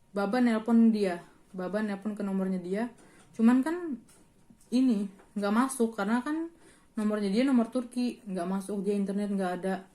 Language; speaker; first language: Indonesian; native; Indonesian